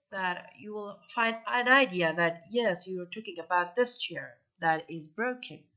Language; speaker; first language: English; non-native, fluent; Persian